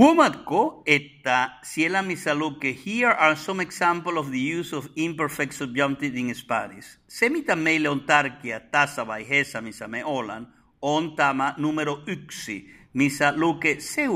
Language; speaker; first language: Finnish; non-native, fluent; Spanish